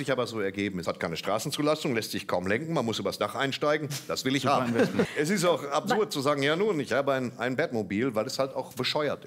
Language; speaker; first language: German; native; German